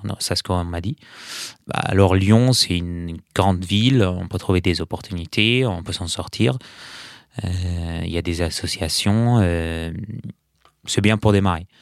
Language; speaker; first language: French; non-native, fluent; Arabic